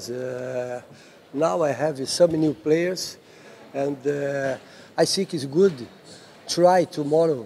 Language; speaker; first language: English; non-native, learner; Portuguese